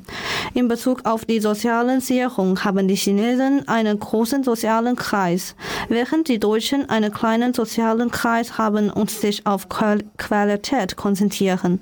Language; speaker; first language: German; non-native, learner; Chinese